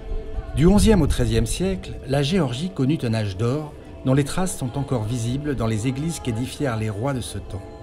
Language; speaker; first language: French; native; French